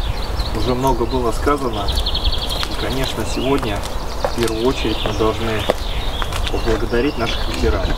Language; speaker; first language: Russian; native; Russian